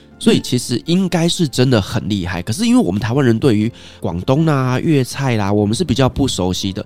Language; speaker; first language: Chinese; native; Chinese